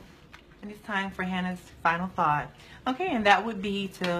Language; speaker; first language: English; native; English